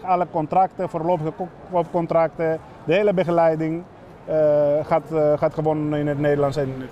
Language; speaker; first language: Dutch; non-native, fluent; Greek